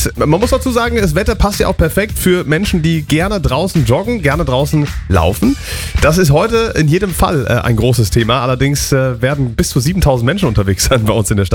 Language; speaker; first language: German; native; German